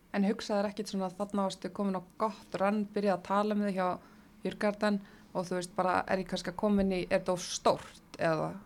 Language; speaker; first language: Icelandic; native; Icelandic